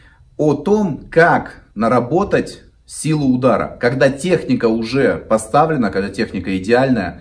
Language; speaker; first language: Russian; native; Russian